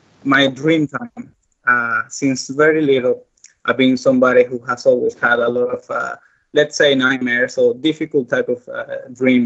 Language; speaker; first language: English; non-native, fluent; Spanish